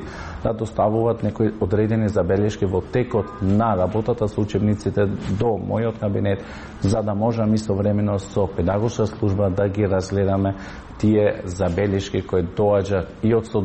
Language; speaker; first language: Macedonian; non-native, local second language; Albanian